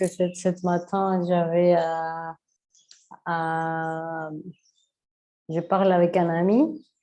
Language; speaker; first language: French; non-native, learner; Spanish